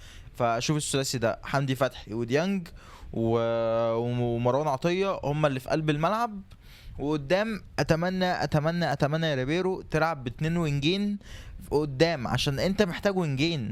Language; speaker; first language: Arabic; native; Arabic